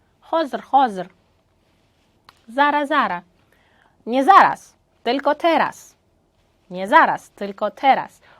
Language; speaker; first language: Polish; non-native, fluent; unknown